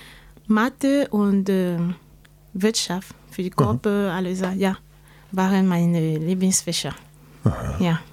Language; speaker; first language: German; non-native, learner; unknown